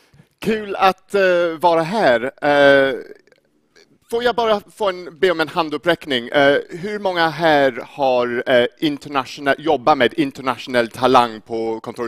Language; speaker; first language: Swedish; non-native, fluent; English